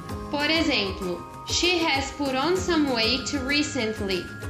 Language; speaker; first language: English; non-native, fluent; Portuguese